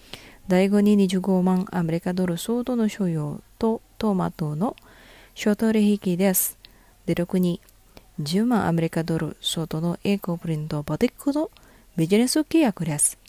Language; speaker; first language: Japanese; non-native, fluent; Indonesian